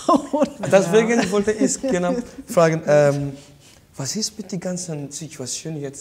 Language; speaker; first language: German; non-native, learner; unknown